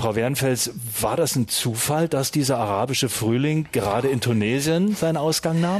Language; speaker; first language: German; native; German